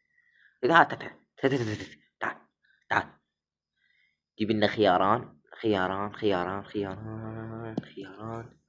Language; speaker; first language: Arabic; native; Arabic